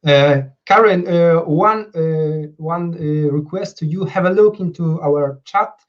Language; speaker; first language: English; non-native, fluent; Polish